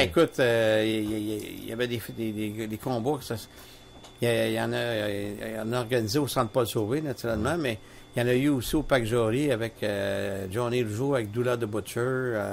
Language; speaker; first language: French; native; French